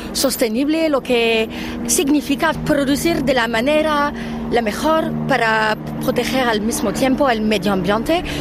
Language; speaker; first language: Spanish; non-native, fluent; French